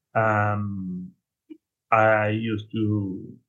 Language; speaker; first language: English; non-native, learner; Spanish